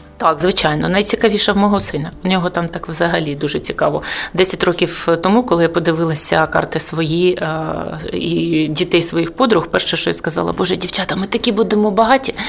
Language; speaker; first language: Ukrainian; non-native, local second language; Russian